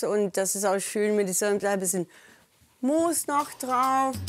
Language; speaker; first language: German; non-native, fluent; Danish